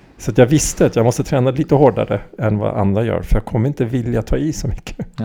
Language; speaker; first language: Swedish; native; Swedish